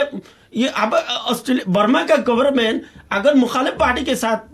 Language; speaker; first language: Hindi; non-native, fluent; Rohingya